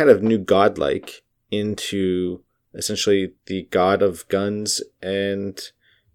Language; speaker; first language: English; native; English